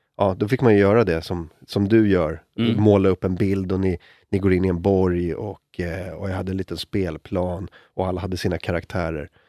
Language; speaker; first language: Swedish; native; Swedish